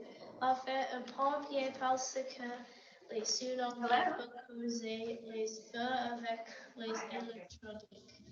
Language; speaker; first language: French; non-native, local second language; English